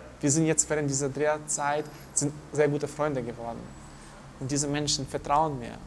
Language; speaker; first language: German; non-native, fluent; Russian